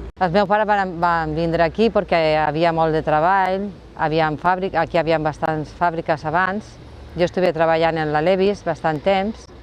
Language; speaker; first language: Catalan; non-native, local second language; Spanish